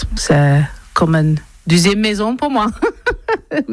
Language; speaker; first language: French; non-native, learner; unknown